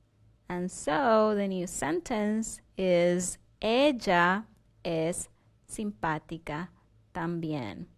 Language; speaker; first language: Spanish; non-native, fluent; English